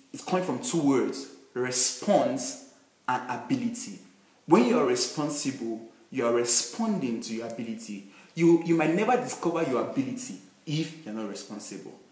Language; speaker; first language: English; non-native, local second language; Yoruba